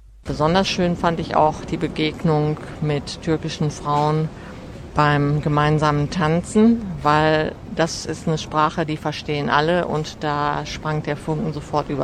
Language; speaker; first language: German; native; German